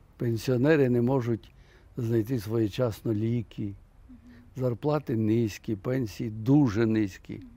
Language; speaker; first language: Ukrainian; native; Ukrainian